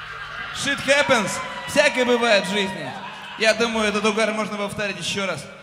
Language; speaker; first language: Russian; native; Russian